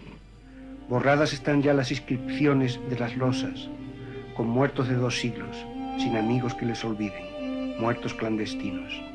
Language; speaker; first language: Spanish; native; Spanish